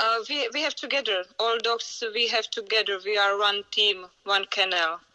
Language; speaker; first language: English; non-native, learner; Czech